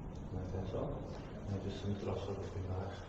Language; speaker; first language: Welsh; non-native, fluent; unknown